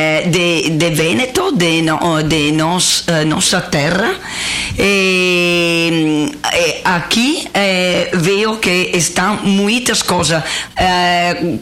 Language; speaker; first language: Portuguese; non-native, learner; Italian